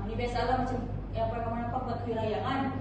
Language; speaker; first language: Malay; native; Malay